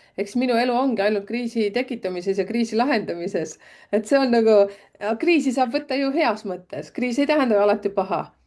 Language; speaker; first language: Estonian; native; Estonian